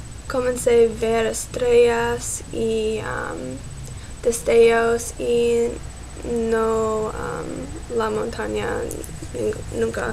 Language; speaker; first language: Spanish; non-native, learner; English